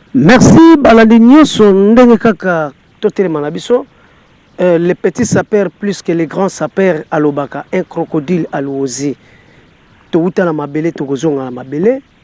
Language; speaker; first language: Lingala; non-native, local second language; Kongo